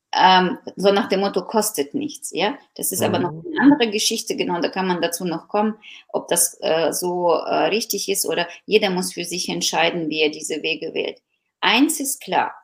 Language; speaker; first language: German; non-native, fluent; Ukrainian